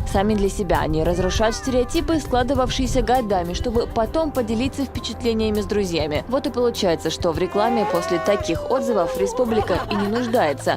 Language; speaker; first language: Russian; native; Russian